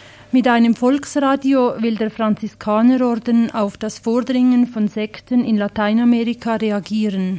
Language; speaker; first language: German; native; German